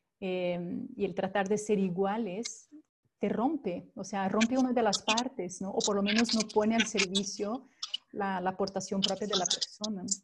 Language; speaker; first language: Spanish; non-native, fluent; Portuguese